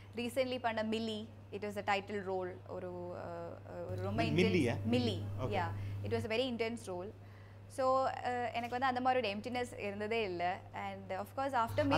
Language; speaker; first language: Tamil; non-native, local second language; Malayalam